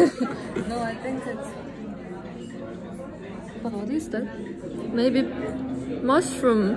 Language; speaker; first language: English; non-native, learner; Korean